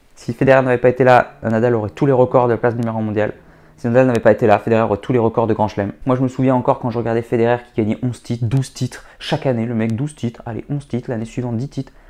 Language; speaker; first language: French; native; French